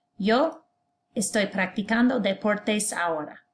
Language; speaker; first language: Spanish; non-native, fluent; English